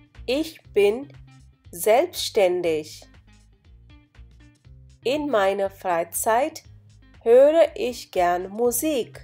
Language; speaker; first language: German; non-native, fluent; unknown